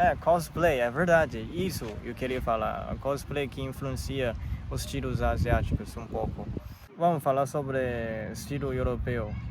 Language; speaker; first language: Portuguese; non-native, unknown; Chinese